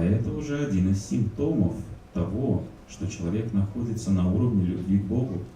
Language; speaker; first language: Russian; native; Russian